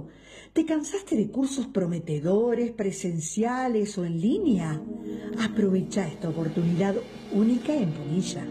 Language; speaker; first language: Spanish; native; Spanish